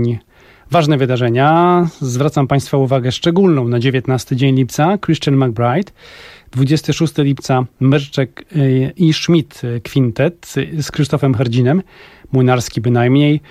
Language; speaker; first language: Polish; native; Polish